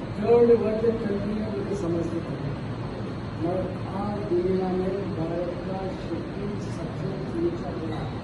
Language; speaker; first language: Hindi; non-native, local second language; Telugu